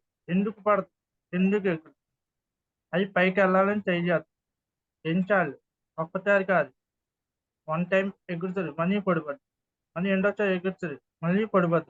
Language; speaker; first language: Telugu; native; Telugu